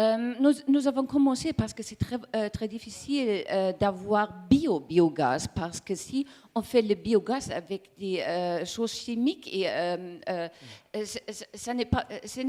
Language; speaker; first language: French; non-native, learner; German